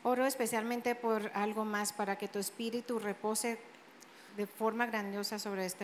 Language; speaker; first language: Spanish; native; Spanish